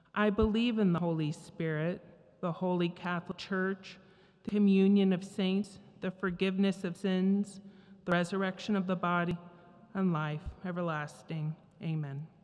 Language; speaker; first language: English; native; English